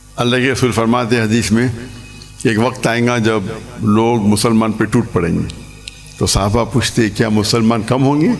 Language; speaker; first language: Urdu; non-native, local second language; English